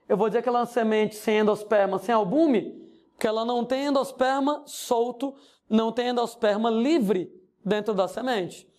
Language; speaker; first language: Portuguese; native; Portuguese